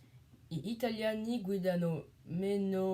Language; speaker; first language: Italian; non-native, learner; French